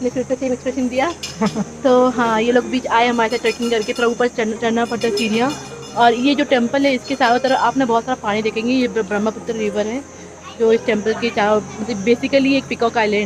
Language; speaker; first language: Hindi; native; Hindi